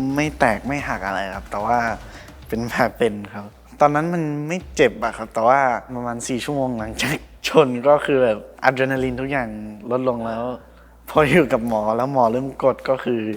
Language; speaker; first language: Thai; early bilingual, heritage; Spanish